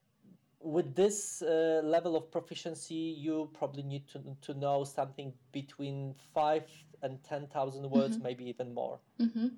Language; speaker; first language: English; non-native, fluent; Polish